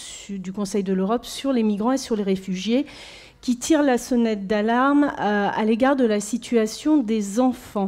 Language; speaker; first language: French; native; French